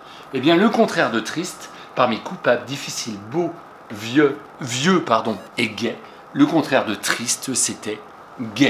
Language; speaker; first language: French; native; French